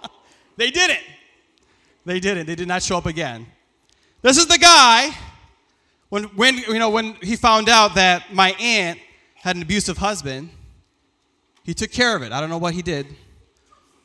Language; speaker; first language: English; early bilingual, other home language; Persian